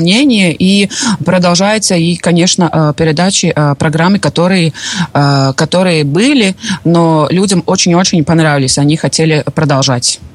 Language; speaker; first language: Russian; non-native, local second language; Latvian